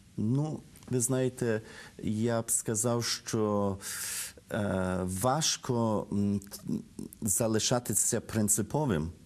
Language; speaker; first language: Ukrainian; early bilingual, heritage; Ukrainian